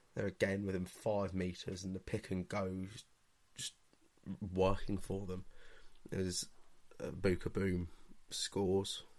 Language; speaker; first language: English; native; English